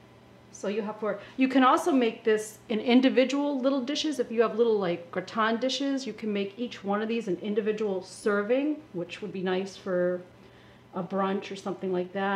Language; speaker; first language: English; native; English